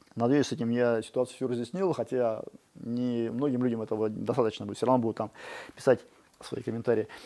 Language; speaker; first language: Russian; native; Russian